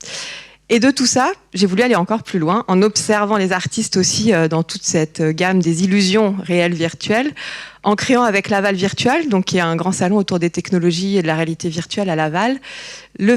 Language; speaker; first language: French; native; French